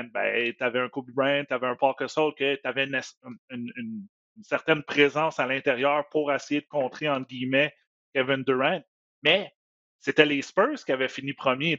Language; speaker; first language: French; native; French